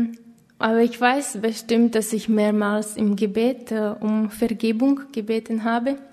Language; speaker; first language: German; non-native, fluent; Slovak